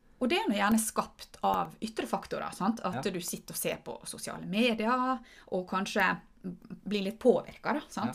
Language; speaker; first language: Norwegian; native; Norwegian